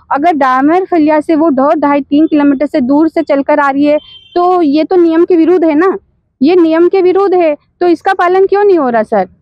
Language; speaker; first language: Hindi; native; Hindi